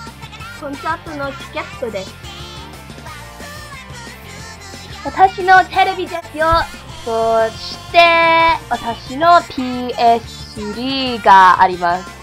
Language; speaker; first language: Japanese; non-native, learner; English